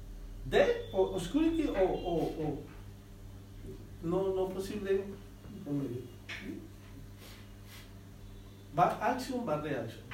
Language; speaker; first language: English; non-native, learner; Spanish